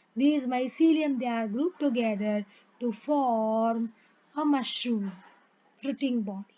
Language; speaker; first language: English; non-native, local second language; Kannada